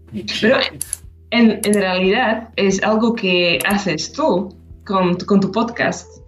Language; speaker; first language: Spanish; non-native, fluent; Slovak